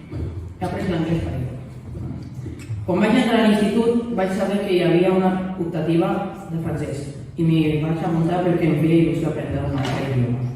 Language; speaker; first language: Catalan; early bilingual, other home language; Urdu